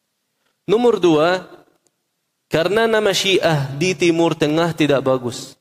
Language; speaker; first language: Indonesian; non-native, fluent; Arabic